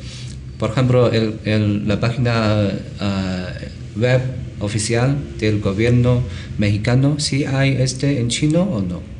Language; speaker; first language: Spanish; non-native, learner; Chinese